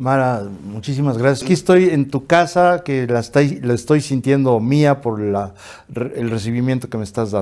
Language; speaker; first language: Spanish; native; Spanish